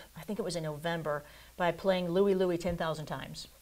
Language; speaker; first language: English; native; English